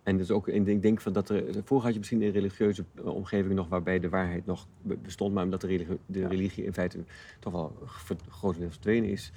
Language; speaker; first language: Dutch; native; Dutch